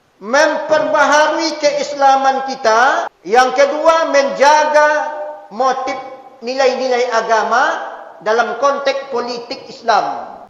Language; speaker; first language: Malay; non-native, local second language; Minangkabau